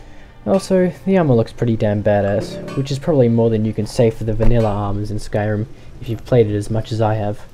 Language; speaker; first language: English; native; English